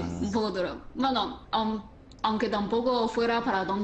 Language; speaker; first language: Spanish; non-native, fluent; Chinese